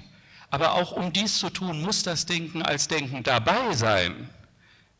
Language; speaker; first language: German; native; German